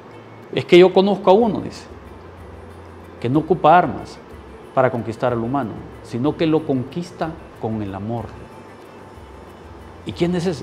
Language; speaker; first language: Spanish; native; Spanish